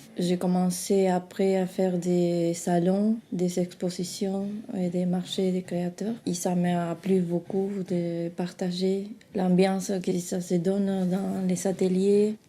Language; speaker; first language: French; non-native, fluent; Spanish